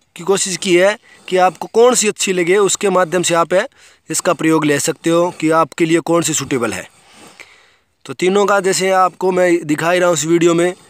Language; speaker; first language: Hindi; native; Hindi